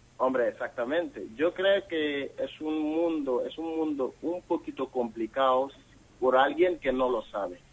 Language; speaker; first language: Spanish; non-native, fluent; Wolof